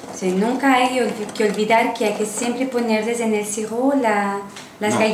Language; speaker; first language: Spanish; native; Spanish